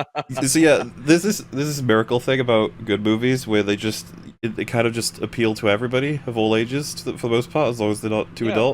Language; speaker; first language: English; native; English